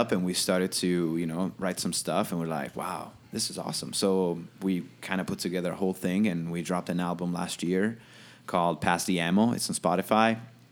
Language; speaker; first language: English; non-native, fluent; Italian